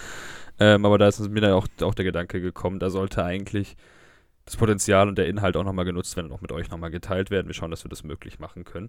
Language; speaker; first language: German; native; German